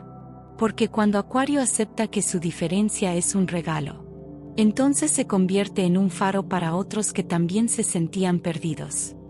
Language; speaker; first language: Spanish; native; Spanish